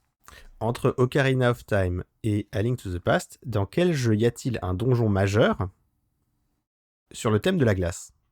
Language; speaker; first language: French; native; French